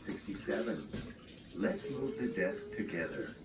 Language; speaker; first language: English; non-native, learner; Japanese